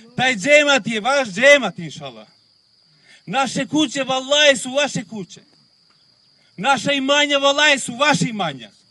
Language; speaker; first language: Bosnian; non-native, local second language; Romany